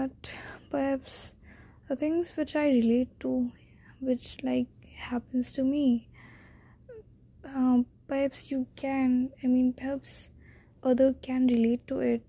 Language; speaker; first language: English; non-native, local second language; Hindi